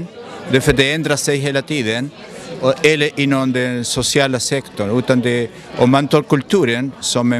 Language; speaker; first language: Swedish; non-native, fluent; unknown